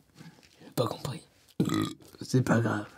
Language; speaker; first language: French; native; French